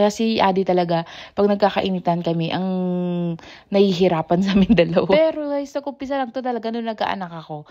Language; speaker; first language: Filipino; native; Filipino